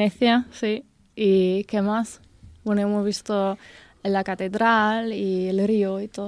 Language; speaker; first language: Spanish; non-native, learner; German